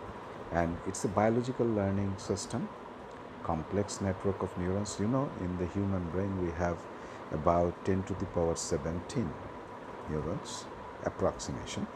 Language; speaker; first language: English; non-native, local second language; Bangla